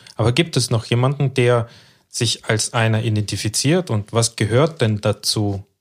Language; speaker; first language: German; early bilingual, other home language; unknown